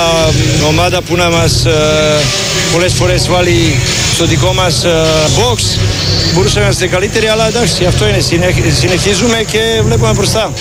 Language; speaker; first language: Greek; non-native, fluent; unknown